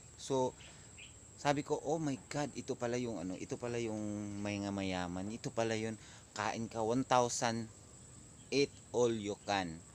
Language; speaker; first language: Filipino; non-native, local second language; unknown